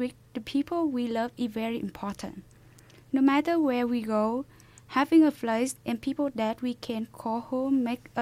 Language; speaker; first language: English; non-native, fluent; Vietnamese